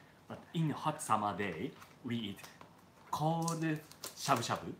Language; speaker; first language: English; non-native, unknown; Japanese